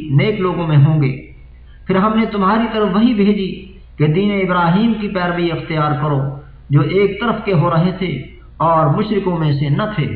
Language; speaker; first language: Urdu; native; Urdu